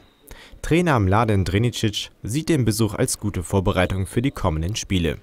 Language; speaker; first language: German; native; German